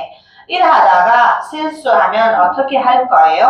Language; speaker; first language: Korean; non-native, fluent; Nepali